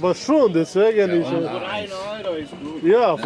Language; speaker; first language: German; non-native, learner; Serbian